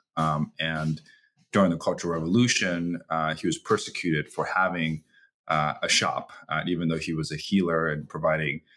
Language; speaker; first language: English; early bilingual, other home language; Chinese